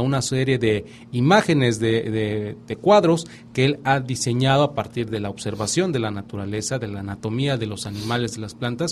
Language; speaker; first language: Spanish; native; Spanish